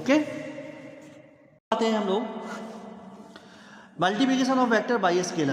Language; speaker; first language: Hindi; native; Hindi